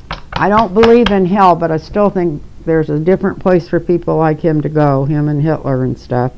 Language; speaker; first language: English; native; English